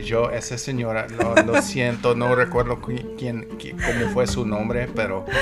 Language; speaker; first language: Spanish; non-native, learner; English